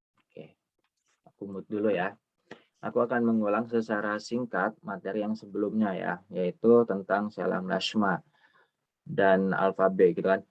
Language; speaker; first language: Indonesian; native; Indonesian